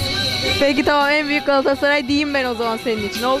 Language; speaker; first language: Turkish; native; Turkish